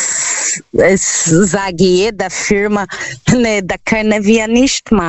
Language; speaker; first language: German; non-native, local second language; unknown